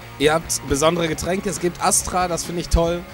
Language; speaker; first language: German; native; German